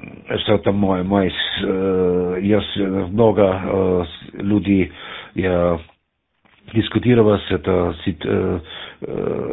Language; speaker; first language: Russian; non-native, learner; German